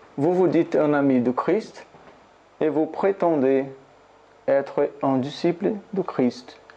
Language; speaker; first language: French; non-native, learner; Portuguese